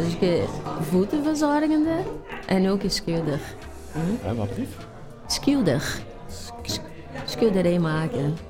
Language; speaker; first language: Dutch; non-native, learner; Portuguese